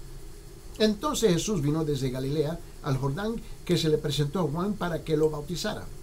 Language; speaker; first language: Spanish; early bilingual, heritage; Spanish